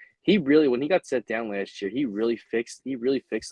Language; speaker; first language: English; native; English